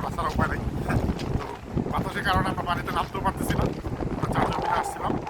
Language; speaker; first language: Bangla; native; Bangla